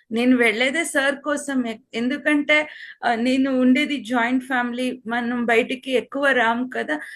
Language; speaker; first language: Telugu; non-native, local second language; Kannada